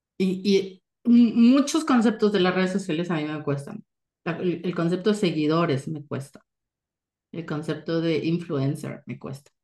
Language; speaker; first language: Spanish; native; Spanish